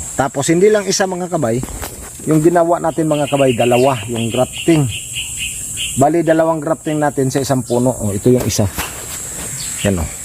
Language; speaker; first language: Filipino; non-native, local second language; Cebuano